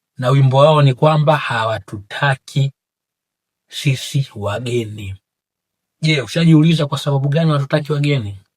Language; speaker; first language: Swahili; native; Swahili